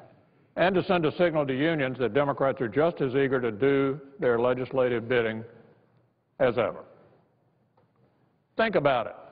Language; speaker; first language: English; native; English